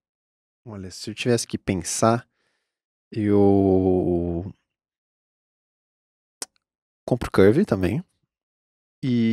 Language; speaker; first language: Portuguese; native; Portuguese